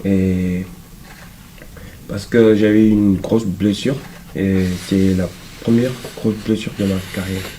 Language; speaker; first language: French; non-native, local second language; Wolof